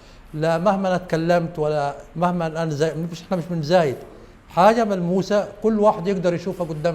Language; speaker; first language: Arabic; native; Arabic